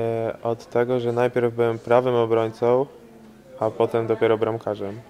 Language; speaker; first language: Polish; native; Polish